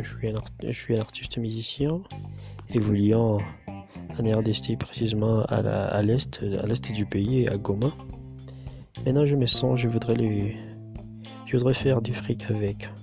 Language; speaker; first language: French; non-native, local second language; Swahili